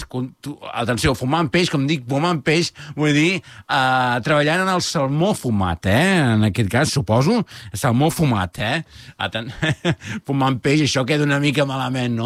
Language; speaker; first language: Catalan; native; Catalan